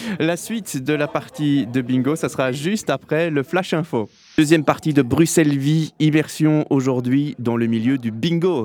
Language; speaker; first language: French; native; French